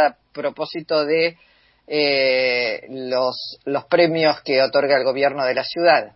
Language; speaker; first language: Spanish; native; Spanish